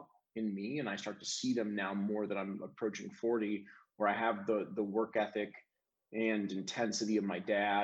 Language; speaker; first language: English; native; English